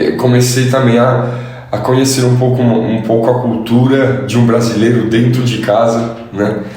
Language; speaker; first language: Portuguese; non-native, fluent; Italian